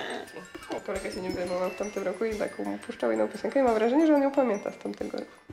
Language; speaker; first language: Polish; native; Polish